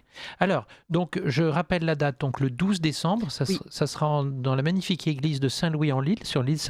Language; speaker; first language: French; native; French